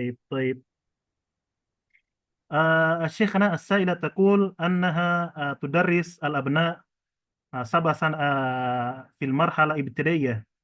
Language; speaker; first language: Arabic; non-native, fluent; Indonesian